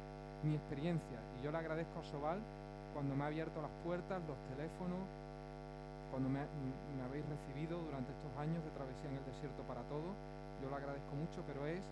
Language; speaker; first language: Spanish; native; Spanish